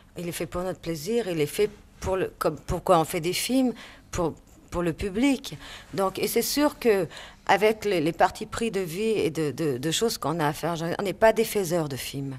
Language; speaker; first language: French; native; French